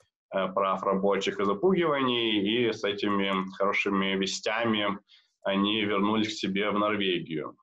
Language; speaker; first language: Russian; native; Russian